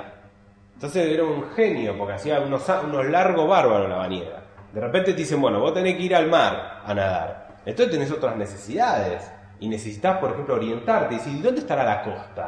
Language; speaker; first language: Spanish; native; Spanish